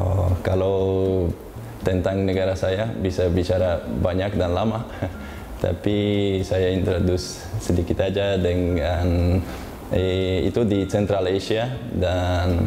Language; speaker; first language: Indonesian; non-native, learner; Uzbek